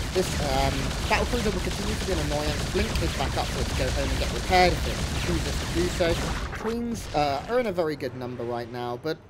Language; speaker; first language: English; native; English